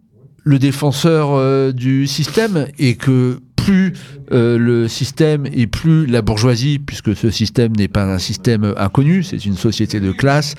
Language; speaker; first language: French; native; French